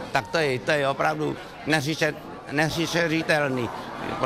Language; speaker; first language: Czech; non-native, local second language; Vietnamese